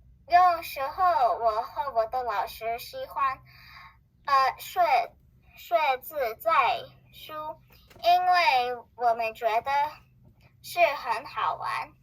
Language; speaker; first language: Chinese; non-native, learner; English